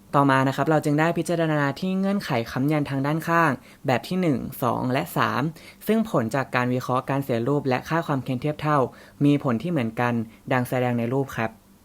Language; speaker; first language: Thai; native; Thai